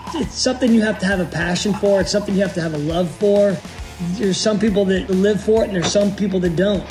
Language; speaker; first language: English; native; English